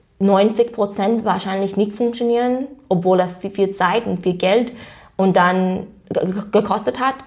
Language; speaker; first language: German; non-native, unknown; English